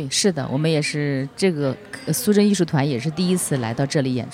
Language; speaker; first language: French; non-native, learner; Chinese